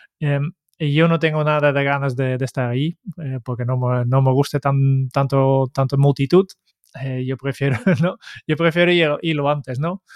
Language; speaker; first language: Spanish; non-native, fluent; Dutch